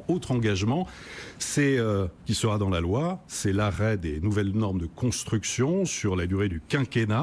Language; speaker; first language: French; native; French